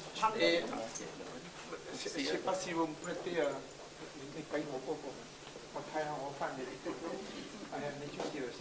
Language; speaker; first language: French; non-native, fluent; Chinese